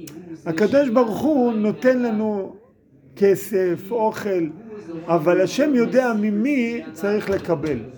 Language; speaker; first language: Hebrew; non-native, fluent; English